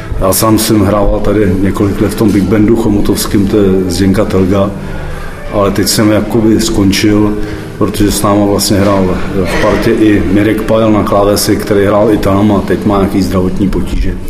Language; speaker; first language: Czech; native; Czech